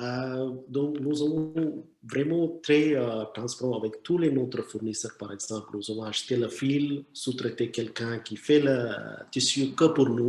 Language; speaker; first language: French; non-native, learner; Tamil